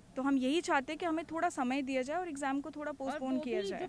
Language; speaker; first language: Hindi; native; Hindi